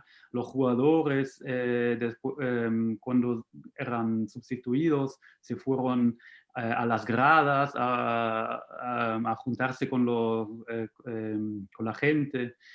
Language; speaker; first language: Spanish; non-native, fluent; German